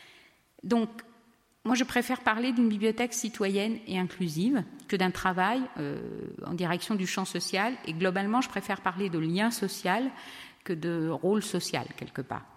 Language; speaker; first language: French; native; French